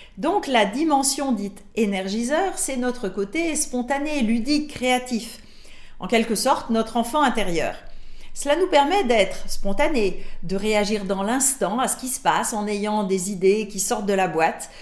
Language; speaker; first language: French; native; French